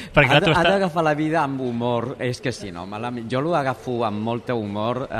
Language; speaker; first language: Catalan; non-native, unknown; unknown